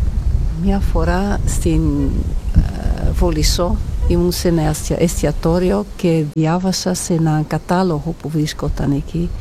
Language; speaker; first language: Greek; non-native, fluent; Italian